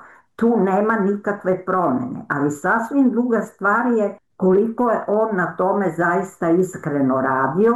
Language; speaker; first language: Serbian; native; Serbian